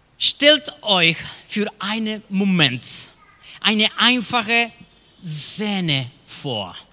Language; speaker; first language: German; non-native, learner; Spanish